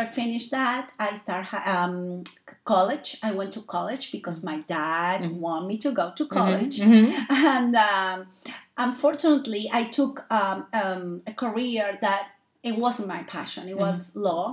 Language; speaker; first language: English; non-native, fluent; Spanish